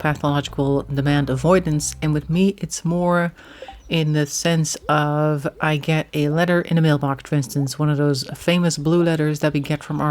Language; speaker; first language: English; non-native, fluent; Dutch